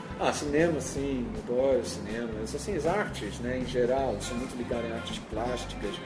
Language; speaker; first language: Portuguese; non-native, fluent; English